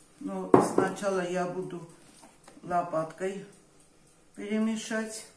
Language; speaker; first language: Russian; non-native, fluent; Armenian